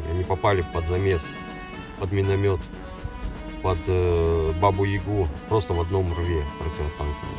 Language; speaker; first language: Russian; native; Russian